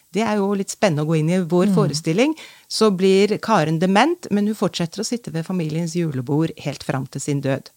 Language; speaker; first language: Norwegian; native; Norwegian